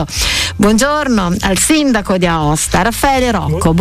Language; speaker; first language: Italian; native; Italian